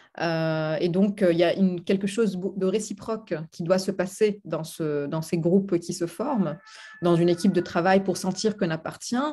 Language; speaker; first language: French; non-native, local second language; Arabic